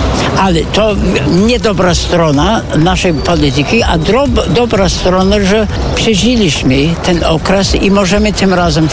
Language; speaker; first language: Polish; non-native, fluent; English